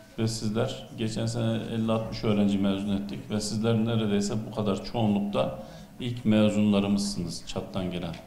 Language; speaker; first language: Turkish; native; Turkish